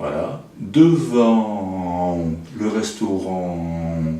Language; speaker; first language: French; native; French